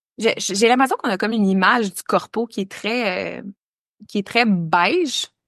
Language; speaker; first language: French; native; French